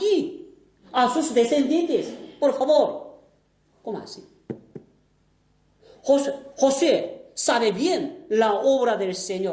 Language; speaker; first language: Spanish; non-native, fluent; Korean